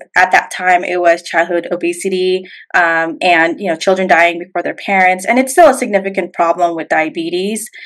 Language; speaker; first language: English; native; English